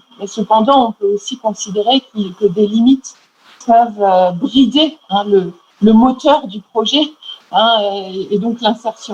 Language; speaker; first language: French; native; French